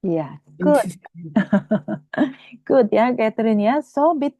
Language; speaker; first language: German; non-native, fluent; Indonesian